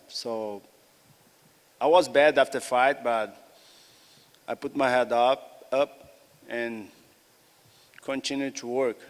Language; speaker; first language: English; non-native, learner; Portuguese